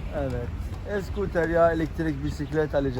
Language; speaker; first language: Turkish; non-native, learner; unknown